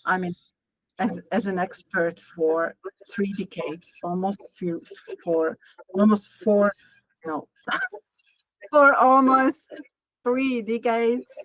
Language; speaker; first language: English; non-native, learner; Hungarian